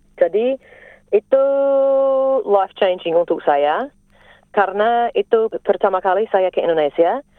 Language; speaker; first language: Indonesian; non-native, fluent; English